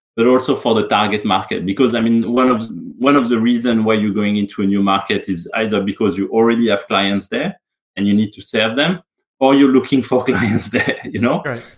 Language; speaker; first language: English; non-native, fluent; French